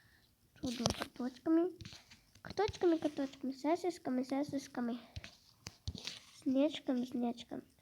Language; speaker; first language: Russian; non-native, local second language; Kazakh